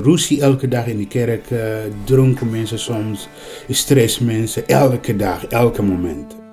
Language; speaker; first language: Dutch; non-native, learner; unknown